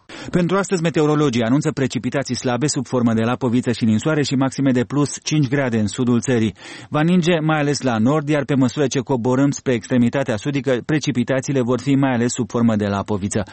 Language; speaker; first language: Romanian; native; Romanian